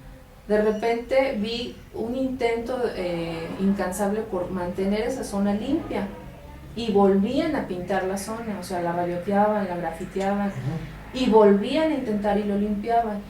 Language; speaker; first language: Spanish; native; Spanish